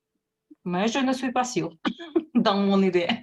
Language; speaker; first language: French; non-native, fluent; Russian